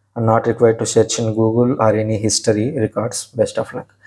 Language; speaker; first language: English; non-native, local second language; Telugu